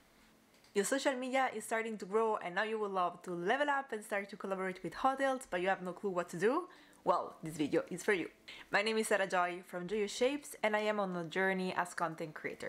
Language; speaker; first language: English; non-native, fluent; Italian